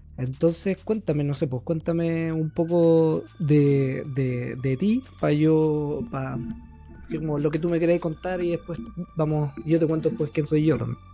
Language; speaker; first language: Spanish; native; Spanish